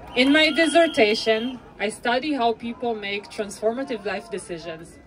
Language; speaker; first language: English; non-native, fluent; Hebrew